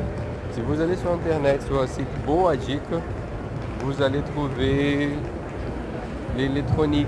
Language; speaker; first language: French; non-native, fluent; Portuguese